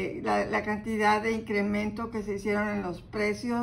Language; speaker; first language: Spanish; native; Spanish